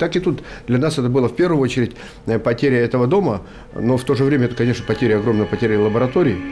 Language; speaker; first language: Russian; native; Russian